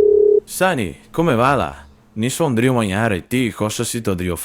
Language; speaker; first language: Italian; non-native, learner; Portuguese